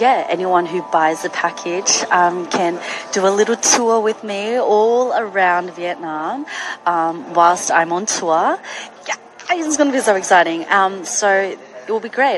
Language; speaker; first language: English; early bilingual, other home language; Korean